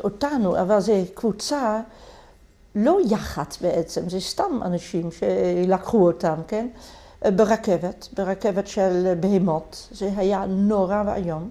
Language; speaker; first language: Hebrew; non-native, fluent; Dutch